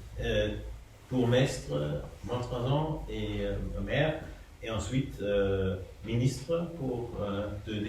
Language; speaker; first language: French; non-native, fluent; German